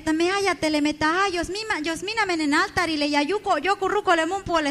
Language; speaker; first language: Finnish; non-native, fluent; Spanish